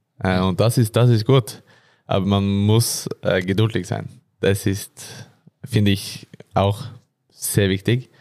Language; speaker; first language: German; non-native, learner; Norwegian